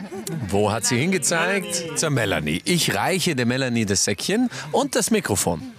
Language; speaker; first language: German; native; German